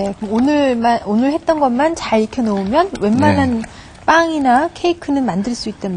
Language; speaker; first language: Korean; native; Korean